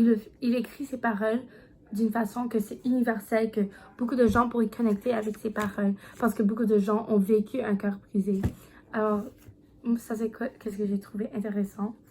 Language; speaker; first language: French; non-native, learner; English